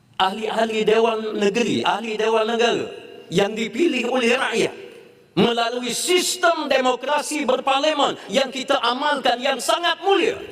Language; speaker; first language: Malay; native; Malay